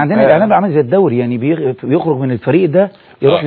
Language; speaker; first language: Arabic; native; Arabic